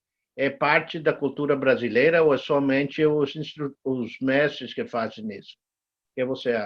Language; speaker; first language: Portuguese; non-native, learner; English